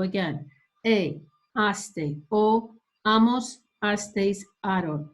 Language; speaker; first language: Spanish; non-native, fluent; English